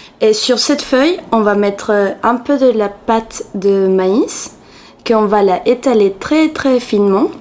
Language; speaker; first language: French; non-native, fluent; Spanish